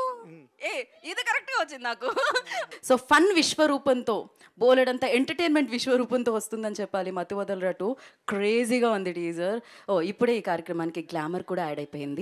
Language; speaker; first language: Telugu; native; Telugu